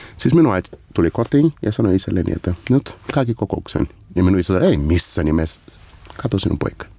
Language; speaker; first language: Finnish; non-native, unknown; Portuguese